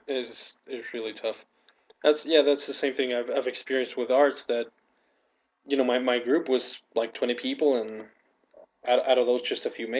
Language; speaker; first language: English; non-native, fluent; Spanish